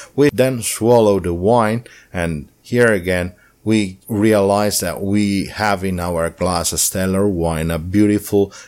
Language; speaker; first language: English; non-native, fluent; Italian